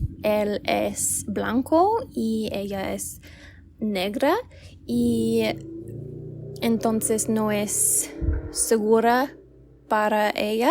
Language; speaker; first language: Spanish; non-native, learner; English